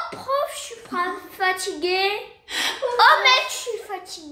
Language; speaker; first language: French; native; French